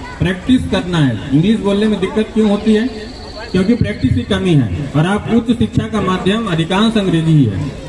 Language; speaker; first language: Hindi; native; Hindi